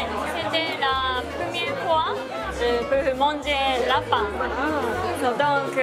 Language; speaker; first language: French; non-native, learner; Japanese